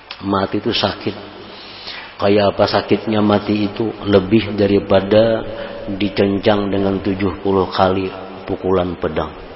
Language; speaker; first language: Indonesian; non-native, local second language; Banjar